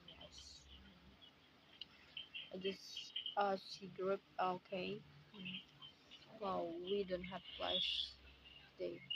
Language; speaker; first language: English; non-native, learner; Indonesian